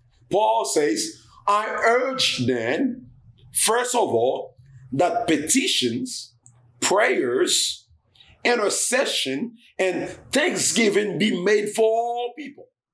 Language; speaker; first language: English; non-native, fluent; Haitian Creole